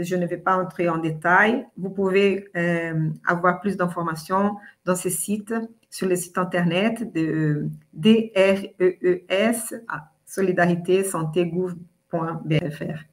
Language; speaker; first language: French; non-native, fluent; Portuguese